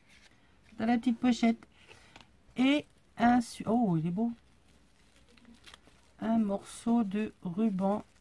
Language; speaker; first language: French; native; French